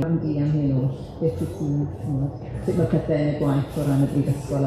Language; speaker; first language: Welsh; native; Welsh